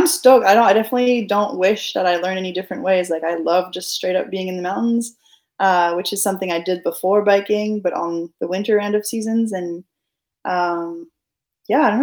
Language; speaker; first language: English; non-native, fluent; French